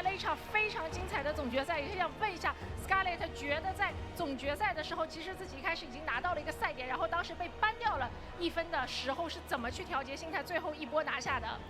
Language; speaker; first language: Chinese; native; Chinese